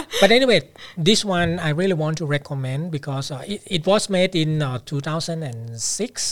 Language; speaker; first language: English; non-native, fluent; Thai